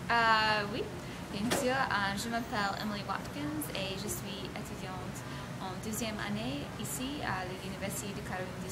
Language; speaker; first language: French; non-native, learner; English